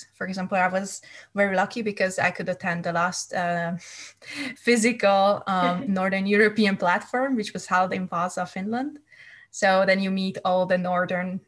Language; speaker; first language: English; non-native, fluent; Hungarian